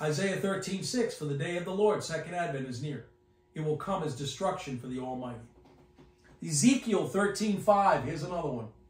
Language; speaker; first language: English; native; English